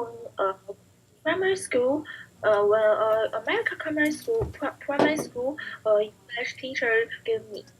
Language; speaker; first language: English; non-native, learner; Chinese